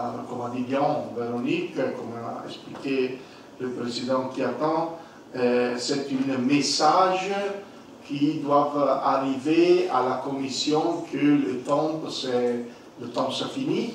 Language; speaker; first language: French; non-native, learner; Italian